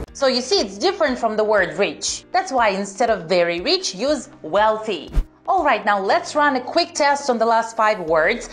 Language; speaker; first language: English; non-native, fluent; Romanian